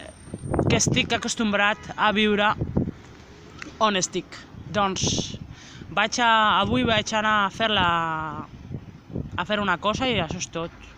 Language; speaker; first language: Catalan; non-native, local second language; Spanish